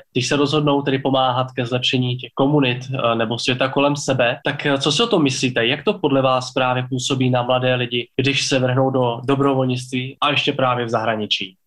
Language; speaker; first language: Czech; native; Czech